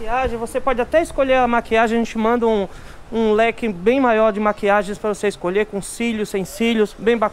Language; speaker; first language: Portuguese; native; Portuguese